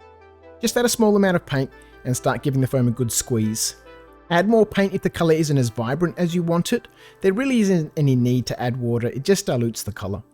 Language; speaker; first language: English; native; English